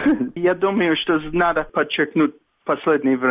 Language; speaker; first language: Russian; non-native, fluent; English